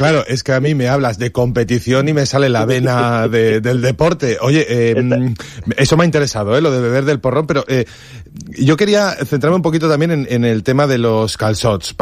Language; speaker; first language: Spanish; native; Spanish